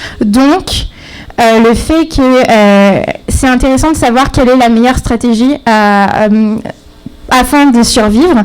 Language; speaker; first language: French; native; French